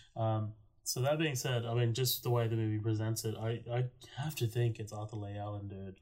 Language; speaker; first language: English; native; English